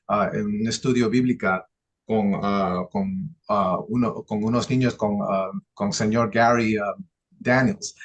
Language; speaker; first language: Spanish; early bilingual, heritage; English